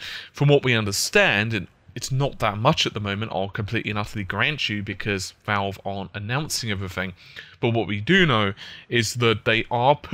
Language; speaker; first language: English; native; English